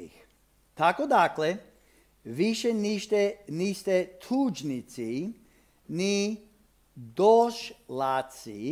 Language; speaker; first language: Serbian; non-native, fluent; English